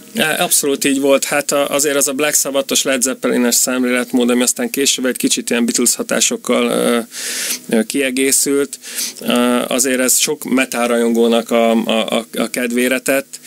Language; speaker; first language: Hungarian; native; Hungarian